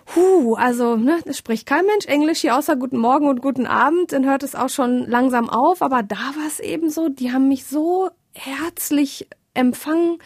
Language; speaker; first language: German; native; German